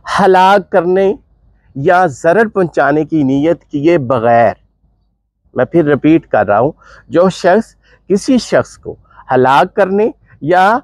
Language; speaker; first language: Urdu; non-native, local second language; Punjabi